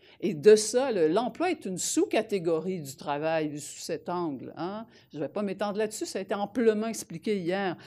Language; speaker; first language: French; native; French